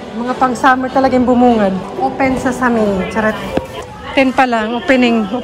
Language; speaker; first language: Filipino; native; Filipino